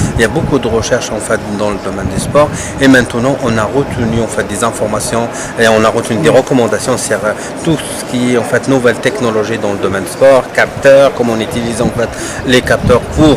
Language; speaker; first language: French; non-native, local second language; Arabic